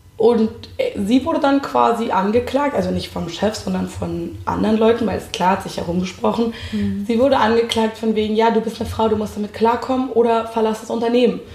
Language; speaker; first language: German; native; German